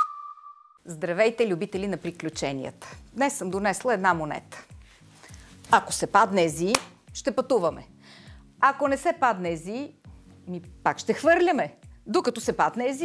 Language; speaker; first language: Bulgarian; native; Bulgarian